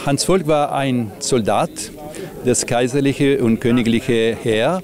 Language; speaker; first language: German; non-native, learner; Italian